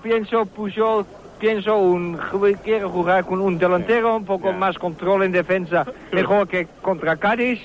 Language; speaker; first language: Spanish; non-native, learner; Dutch